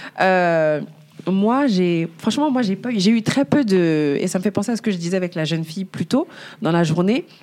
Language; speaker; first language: French; early bilingual, other home language; Bambara